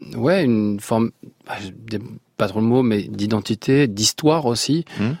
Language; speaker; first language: French; non-native, local second language; Arabic